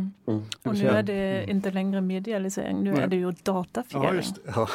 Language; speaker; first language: Swedish; non-native, fluent; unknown